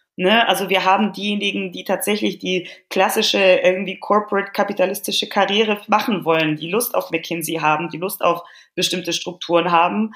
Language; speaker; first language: German; early bilingual, other home language; Polish